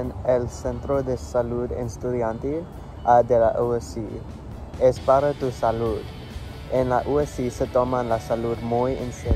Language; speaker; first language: Spanish; non-native, learner; English